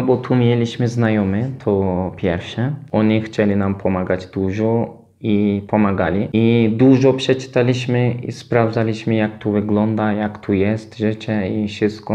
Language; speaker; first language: Polish; non-native, fluent; Turkish